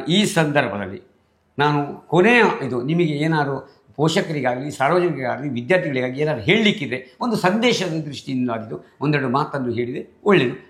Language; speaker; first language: Kannada; non-native, local second language; Marathi